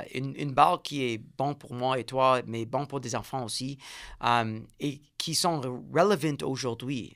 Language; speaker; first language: French; non-native, learner; English